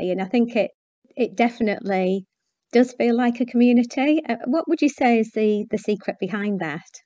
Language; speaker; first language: English; native; English